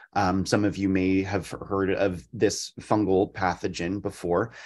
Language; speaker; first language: English; native; English